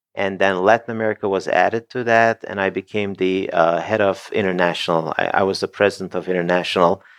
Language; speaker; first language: English; non-native, fluent; Turkish